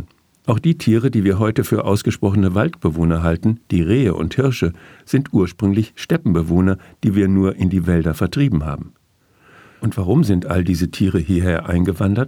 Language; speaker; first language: German; native; German